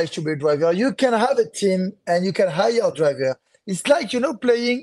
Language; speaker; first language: English; non-native, fluent; French